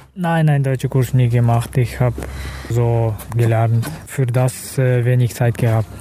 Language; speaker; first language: German; non-native, learner; Kazakh